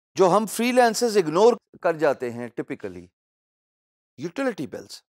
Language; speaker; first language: Urdu; native; Urdu